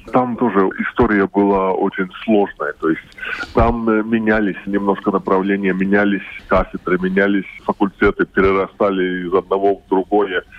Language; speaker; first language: Russian; non-native, local second language; Latvian